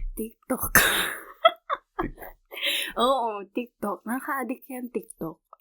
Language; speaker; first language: Filipino; native; Filipino